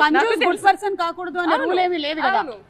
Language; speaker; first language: Telugu; native; Telugu